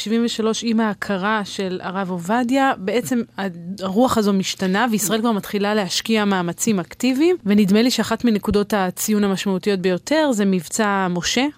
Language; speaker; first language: Hebrew; native; Hebrew